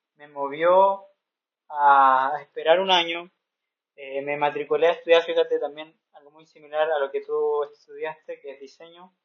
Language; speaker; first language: Spanish; native; Spanish